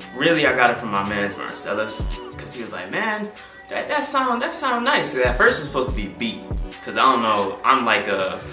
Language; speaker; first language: English; native; English